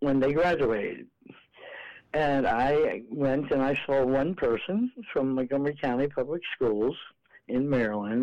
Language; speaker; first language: English; native; English